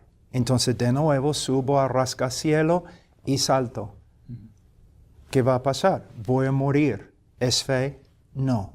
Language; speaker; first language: Spanish; non-native, fluent; English